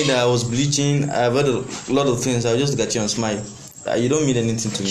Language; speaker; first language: English; non-native, local second language; Yoruba